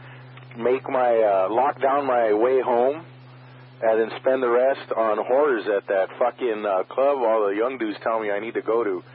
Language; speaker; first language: English; native; English